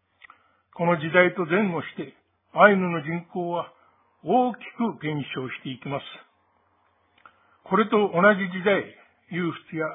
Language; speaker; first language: Japanese; native; Japanese